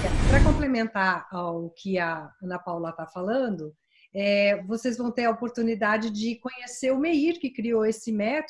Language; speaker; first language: Portuguese; native; Portuguese